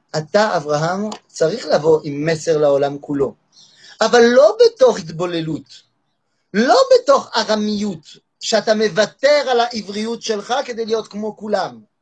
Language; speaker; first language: Hebrew; non-native, fluent; French